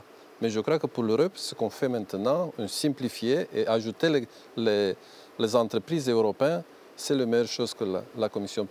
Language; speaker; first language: French; non-native, fluent; Romanian